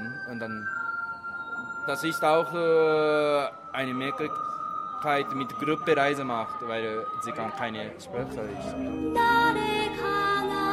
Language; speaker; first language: German; non-native, learner; Japanese